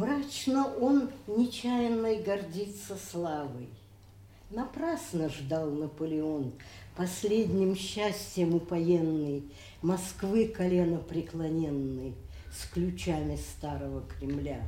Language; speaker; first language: Russian; native; Russian